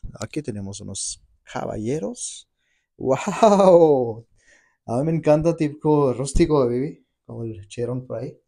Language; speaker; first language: Spanish; non-native, fluent; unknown